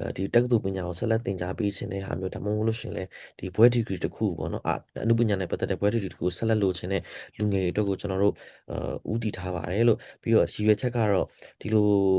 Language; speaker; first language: Burmese; non-native, local second language; S'gaw Karen